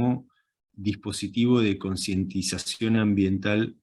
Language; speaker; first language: Spanish; native; Spanish